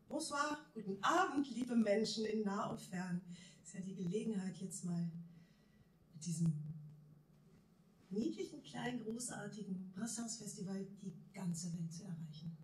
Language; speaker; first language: German; native; German